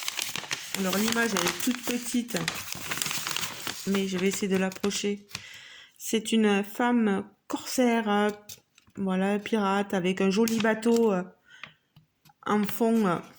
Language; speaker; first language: French; native; French